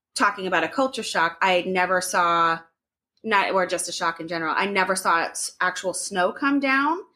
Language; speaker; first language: English; native; English